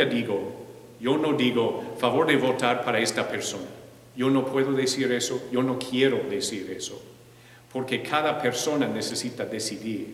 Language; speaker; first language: Spanish; non-native, fluent; English